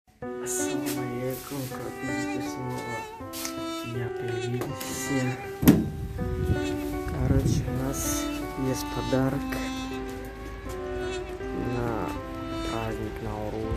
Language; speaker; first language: Russian; non-native, learner; Tajik